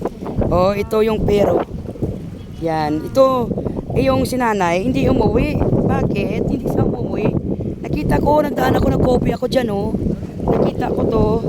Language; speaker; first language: Filipino; non-native, local second language; Hiligaynon